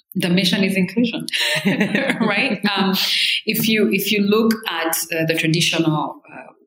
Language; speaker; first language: English; non-native, local second language; Kinyarwanda